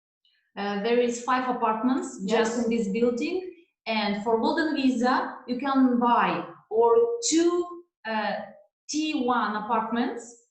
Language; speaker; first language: English; non-native, learner; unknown